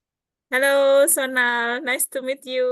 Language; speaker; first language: English; non-native, learner; Indonesian